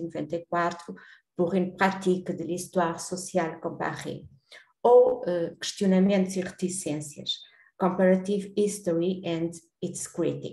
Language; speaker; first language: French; non-native, fluent; Portuguese